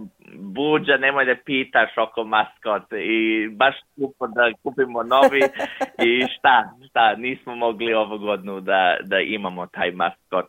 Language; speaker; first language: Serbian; early bilingual, heritage; English